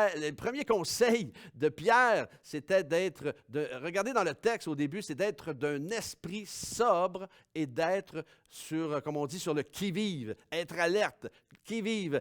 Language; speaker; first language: French; native; French